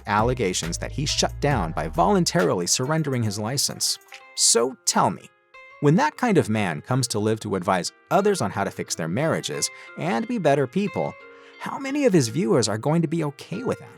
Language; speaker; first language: English; native; English